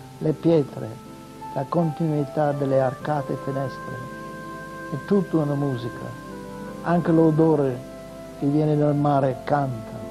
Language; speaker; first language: Italian; non-native, fluent; English